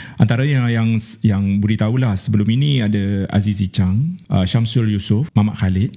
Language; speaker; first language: Malay; native; Malay